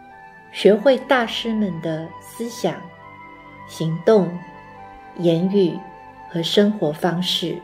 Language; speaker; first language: Chinese; native; Chinese